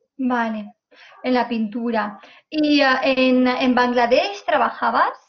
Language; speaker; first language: Spanish; native; Spanish